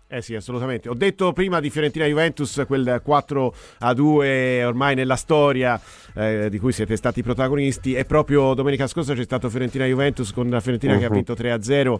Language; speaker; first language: Italian; native; Italian